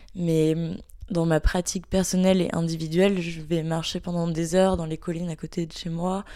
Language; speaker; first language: French; native; French